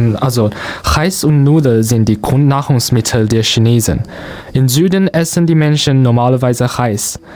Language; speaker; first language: German; non-native, learner; Chinese